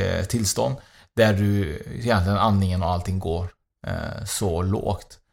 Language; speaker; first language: Swedish; early bilingual, other home language; Spanish